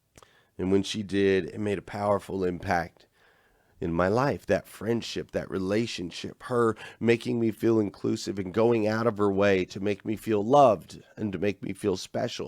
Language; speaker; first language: English; native; English